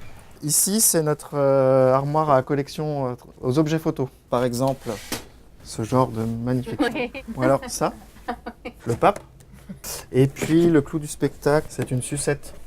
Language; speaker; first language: French; native; French